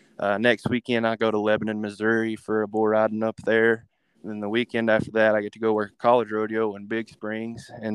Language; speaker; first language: English; native; English